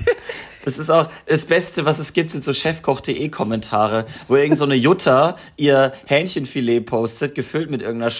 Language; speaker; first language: German; native; German